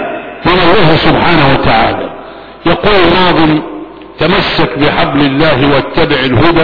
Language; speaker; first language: Arabic; native; Arabic